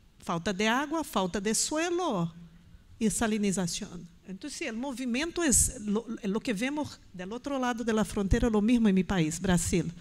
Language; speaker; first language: Portuguese; native; Portuguese